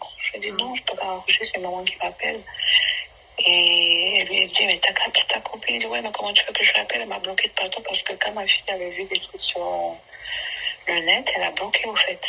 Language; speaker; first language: French; non-native, local second language; Basaa